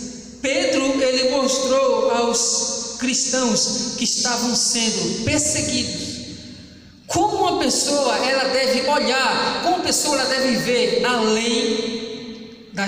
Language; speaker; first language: Portuguese; native; Portuguese